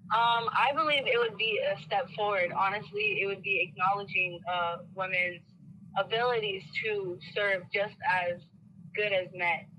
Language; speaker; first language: English; early bilingual, other home language; Spanish